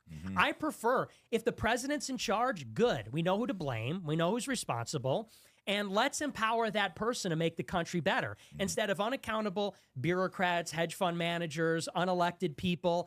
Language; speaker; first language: English; native; English